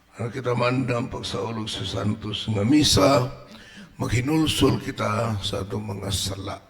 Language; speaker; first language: Cebuano; native; Cebuano